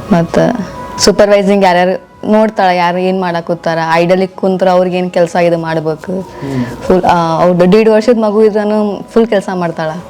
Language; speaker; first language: Kannada; native; Kannada